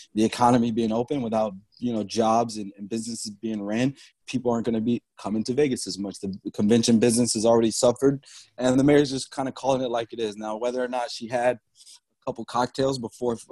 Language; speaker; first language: English; native; English